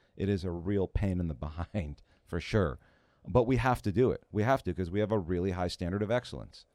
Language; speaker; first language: English; native; English